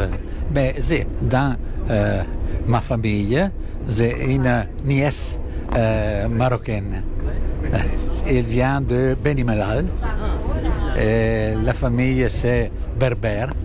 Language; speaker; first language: French; non-native, learner; Italian